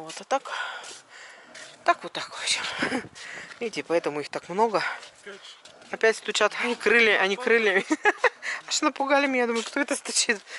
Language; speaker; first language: Russian; native; Russian